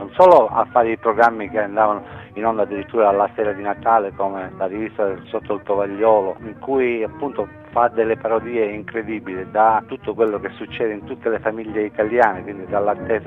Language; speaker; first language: Italian; native; Italian